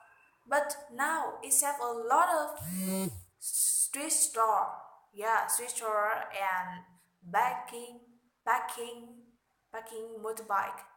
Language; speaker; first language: English; non-native, learner; Vietnamese